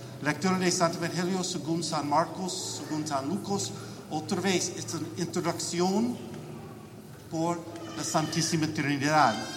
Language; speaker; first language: Spanish; non-native, learner; English